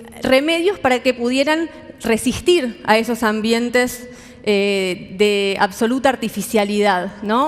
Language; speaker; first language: Spanish; native; Spanish